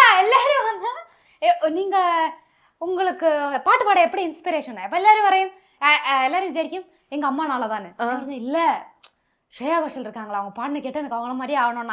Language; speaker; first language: Tamil; non-native, local second language; Malayalam